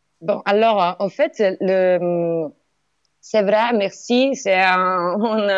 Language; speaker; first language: French; non-native, learner; Italian